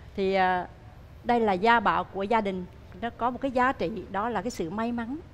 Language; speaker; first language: Vietnamese; native; Vietnamese